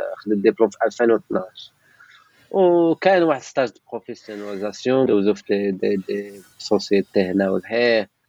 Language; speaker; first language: Arabic; non-native, local second language; Tachelhit